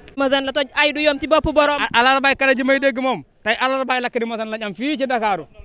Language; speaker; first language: Wolof; native; Wolof